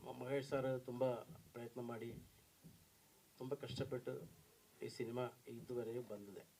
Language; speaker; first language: Kannada; non-native, learner; Malayalam